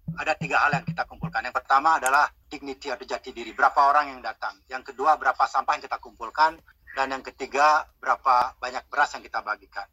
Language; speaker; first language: Indonesian; non-native, local second language; Balinese